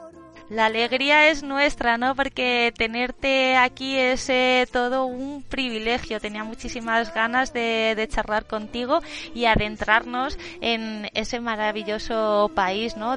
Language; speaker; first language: Spanish; native; Spanish